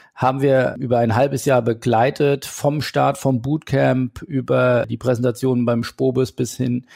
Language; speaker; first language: German; native; German